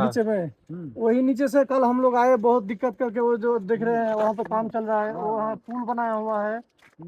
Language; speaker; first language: Hindi; non-native, local second language; Bangla